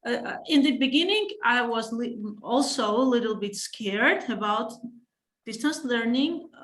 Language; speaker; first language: English; non-native, fluent; Georgian